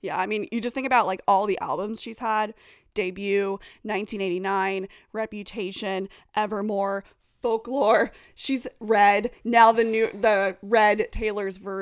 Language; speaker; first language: English; native; English